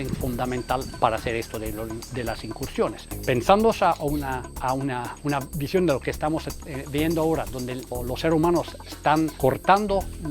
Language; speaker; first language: Spanish; non-native, fluent; Italian